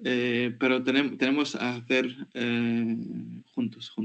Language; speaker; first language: Spanish; non-native, fluent; Ukrainian